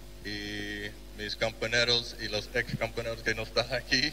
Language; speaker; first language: Spanish; non-native, learner; English